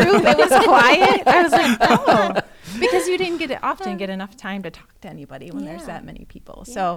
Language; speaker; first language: English; native; English